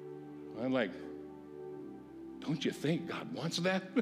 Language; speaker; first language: English; native; English